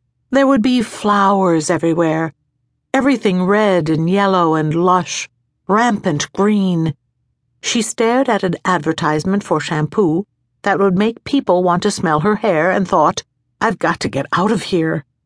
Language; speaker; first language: English; native; English